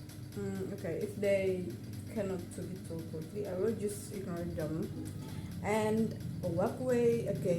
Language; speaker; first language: English; non-native, learner; Indonesian